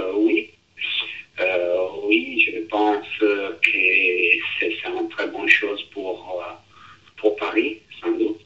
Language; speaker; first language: French; non-native, fluent; Italian